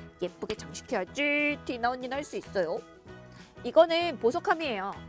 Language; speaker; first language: Korean; native; Korean